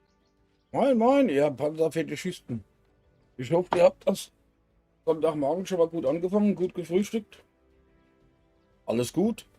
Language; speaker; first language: German; native; German